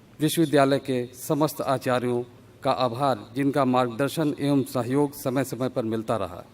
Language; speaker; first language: Hindi; native; Hindi